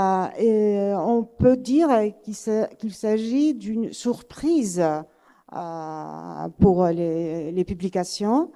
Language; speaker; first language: French; non-native, fluent; Greek